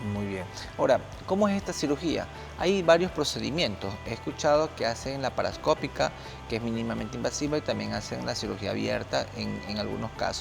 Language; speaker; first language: Spanish; native; Spanish